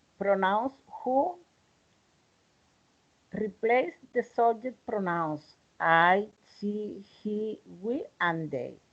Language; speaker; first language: English; non-native, learner; Spanish